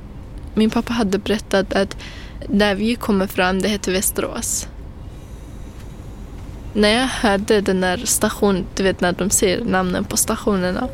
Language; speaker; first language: Swedish; non-native, fluent; Kurdish